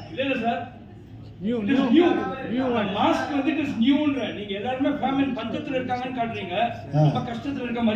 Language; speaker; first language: Tamil; native; Tamil